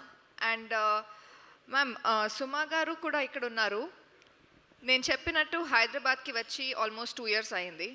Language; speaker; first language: Telugu; non-native, local second language; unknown